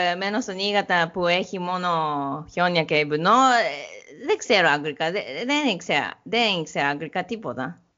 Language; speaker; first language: Greek; non-native, learner; Japanese